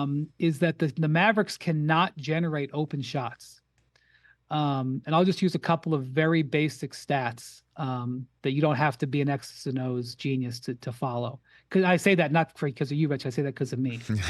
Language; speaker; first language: English; native; English